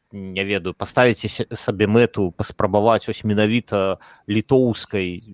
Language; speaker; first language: Belarusian; native; Belarusian